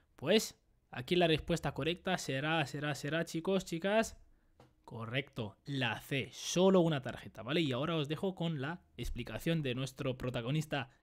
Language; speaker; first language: Spanish; non-native, fluent; Romanian